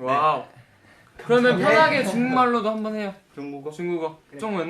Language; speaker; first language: Korean; native; Korean